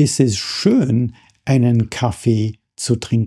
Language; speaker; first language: German; non-native, fluent; English